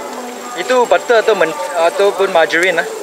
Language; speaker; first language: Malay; non-native, local second language; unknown